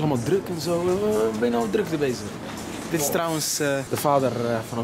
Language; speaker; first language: Dutch; native; Dutch